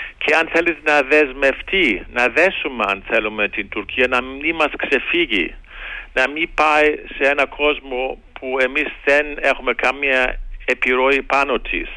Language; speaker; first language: Greek; non-native, fluent; German